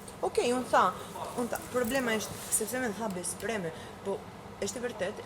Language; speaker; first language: Albanian; non-native, learner; English